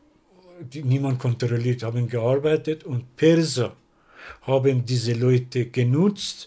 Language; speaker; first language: German; non-native, learner; Persian